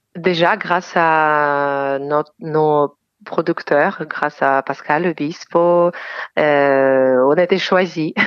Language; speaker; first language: French; non-native, fluent; Ukrainian